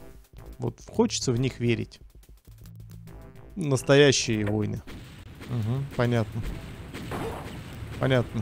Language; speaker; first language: Russian; native; Russian